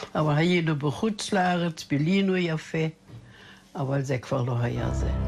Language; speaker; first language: Hebrew; non-native, fluent; German